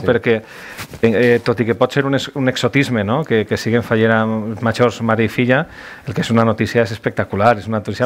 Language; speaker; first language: Catalan; native; Catalan